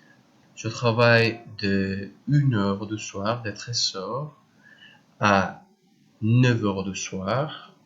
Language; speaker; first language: French; non-native, learner; Spanish